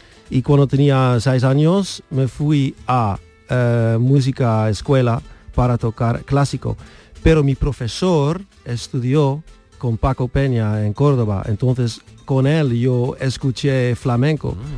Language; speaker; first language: Spanish; non-native, learner; Dutch